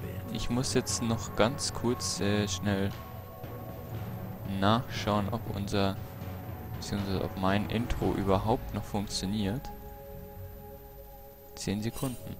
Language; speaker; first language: German; native; German